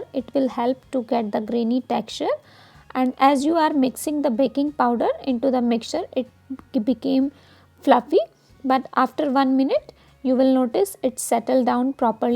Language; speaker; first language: English; non-native, local second language; Hindi